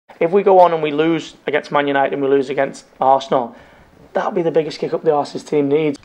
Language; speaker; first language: English; native; English